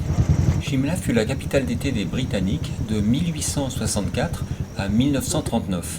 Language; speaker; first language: French; native; French